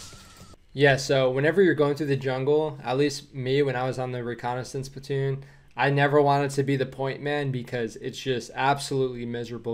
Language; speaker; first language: English; native; English